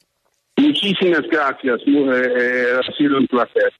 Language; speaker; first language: Spanish; early bilingual, heritage; English